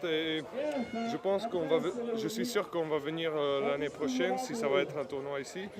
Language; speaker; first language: French; non-native, fluent; Czech